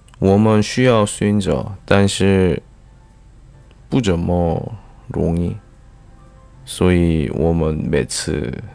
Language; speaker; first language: Chinese; non-native, fluent; Korean